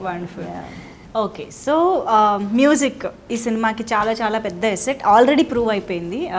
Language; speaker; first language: Telugu; native; Telugu